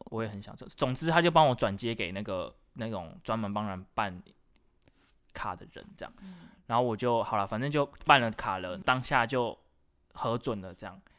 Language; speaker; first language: Chinese; native; Chinese